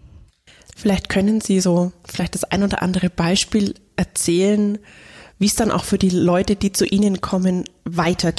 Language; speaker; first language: German; native; German